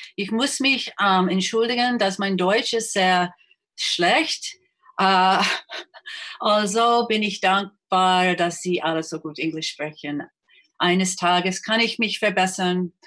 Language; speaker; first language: German; non-native, learner; English